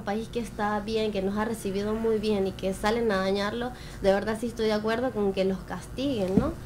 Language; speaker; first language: Spanish; native; Spanish